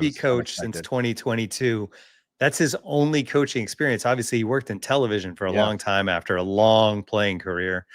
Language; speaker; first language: English; native; English